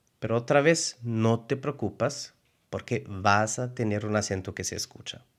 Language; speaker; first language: Spanish; non-native, fluent; German